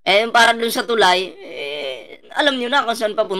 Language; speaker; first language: Filipino; native; Filipino